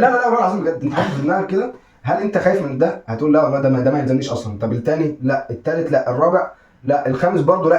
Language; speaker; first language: Arabic; native; Arabic